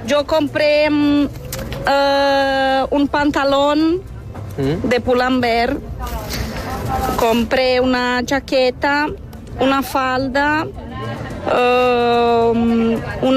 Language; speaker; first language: Spanish; non-native, fluent; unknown